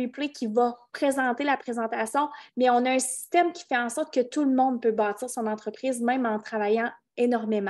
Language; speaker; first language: French; native; French